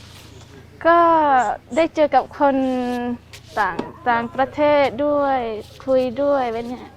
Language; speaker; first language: Thai; early bilingual, heritage; Thai